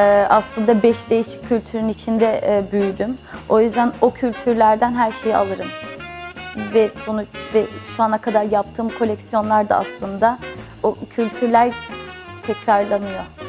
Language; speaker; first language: Turkish; early bilingual, heritage; Turkish